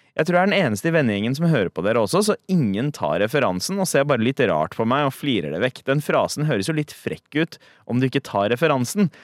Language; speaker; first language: Norwegian; early bilingual, other home language; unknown